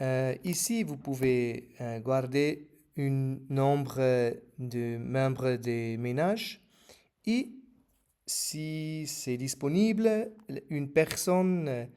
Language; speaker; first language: French; non-native, fluent; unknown